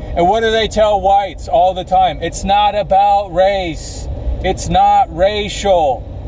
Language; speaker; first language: English; native; English